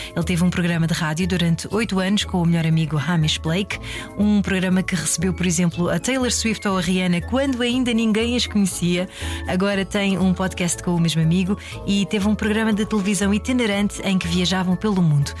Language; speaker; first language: Portuguese; native; Portuguese